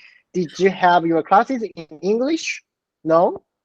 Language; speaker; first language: English; non-native, learner; Japanese